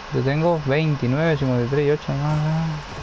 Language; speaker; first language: Spanish; native; Spanish